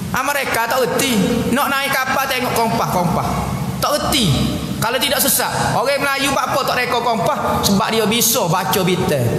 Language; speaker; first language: Malay; native; Malay